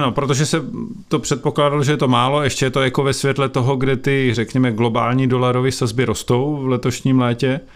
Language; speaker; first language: Czech; native; Czech